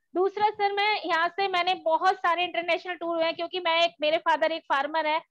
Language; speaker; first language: Hindi; native; Hindi